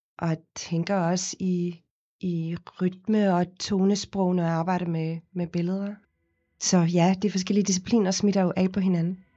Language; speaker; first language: Danish; non-native, fluent; Afrikaans